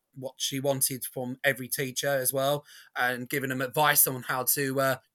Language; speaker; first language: English; native; English